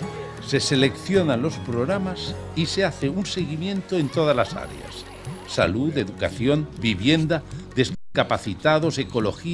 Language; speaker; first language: Spanish; native; Spanish